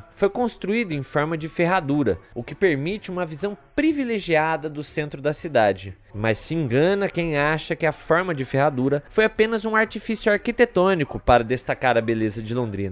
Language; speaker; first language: Portuguese; native; Portuguese